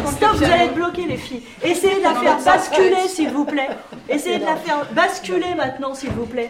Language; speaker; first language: French; native; French